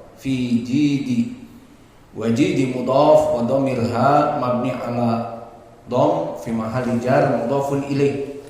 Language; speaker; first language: Arabic; non-native, fluent; Indonesian